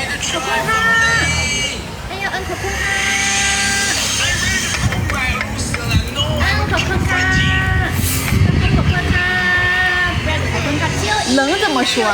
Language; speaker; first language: Chinese; non-native, learner; Thai